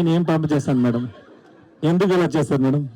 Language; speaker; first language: Telugu; non-native, learner; Tamil